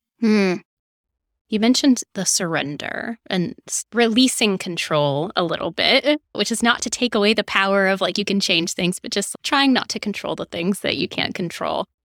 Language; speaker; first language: English; native; English